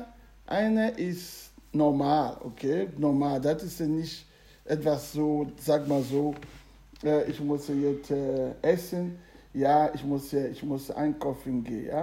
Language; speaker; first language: German; non-native, learner; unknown